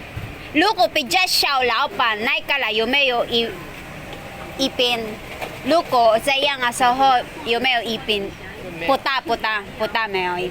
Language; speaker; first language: Chinese; non-native, learner; Filipino